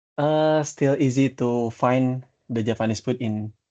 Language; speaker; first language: English; non-native, learner; Indonesian